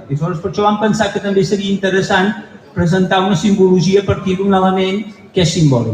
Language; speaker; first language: Catalan; native; Catalan